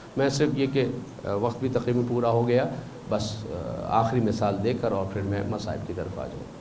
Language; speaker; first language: Urdu; native; Urdu